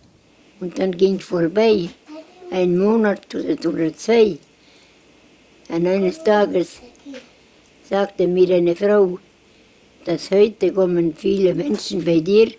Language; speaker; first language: German; non-native, learner; Estonian